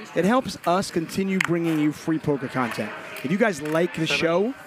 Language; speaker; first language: English; native; English